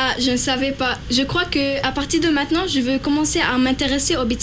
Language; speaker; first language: French; early bilingual, other home language; Arabic